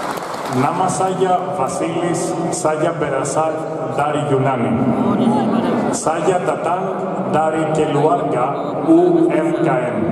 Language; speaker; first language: Indonesian; non-native, fluent; Greek